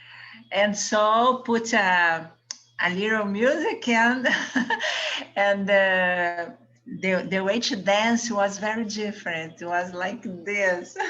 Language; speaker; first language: English; non-native, learner; Portuguese